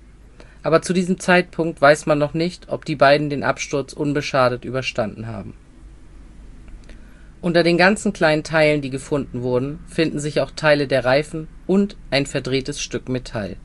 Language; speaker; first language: German; native; German